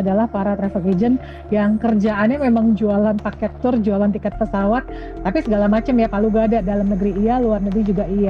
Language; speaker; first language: Indonesian; native; Indonesian